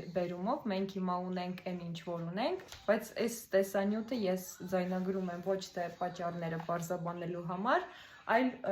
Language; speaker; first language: Armenian; non-native, fluent; Russian